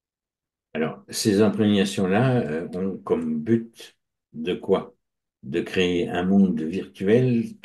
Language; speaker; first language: French; native; French